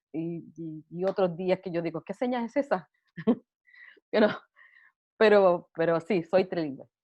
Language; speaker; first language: Spanish; early bilingual, heritage; Spanish